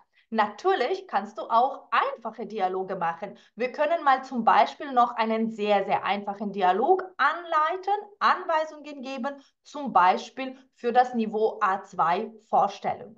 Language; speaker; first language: German; non-native, fluent; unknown